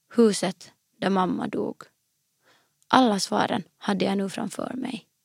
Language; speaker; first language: Swedish; native; Swedish